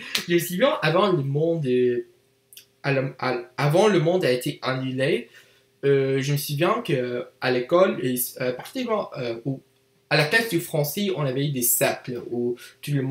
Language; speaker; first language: French; non-native, learner; English